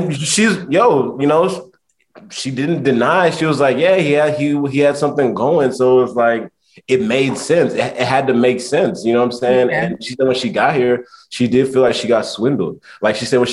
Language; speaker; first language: English; native; English